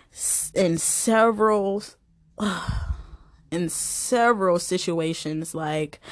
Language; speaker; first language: English; native; English